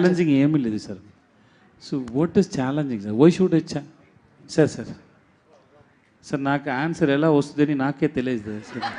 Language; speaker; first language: Telugu; non-native, learner; Tamil